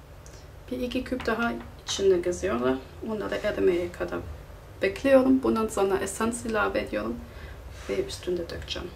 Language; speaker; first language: Turkish; non-native, fluent; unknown